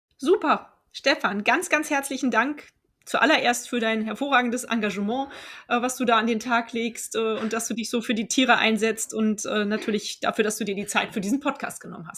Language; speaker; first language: German; native; German